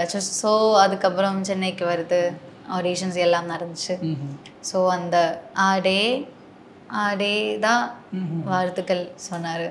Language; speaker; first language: Tamil; non-native, learner; Malayalam